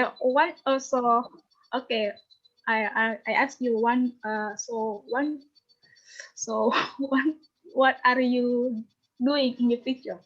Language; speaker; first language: English; non-native, learner; Indonesian